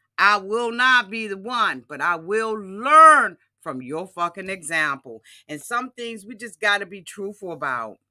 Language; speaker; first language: English; native; English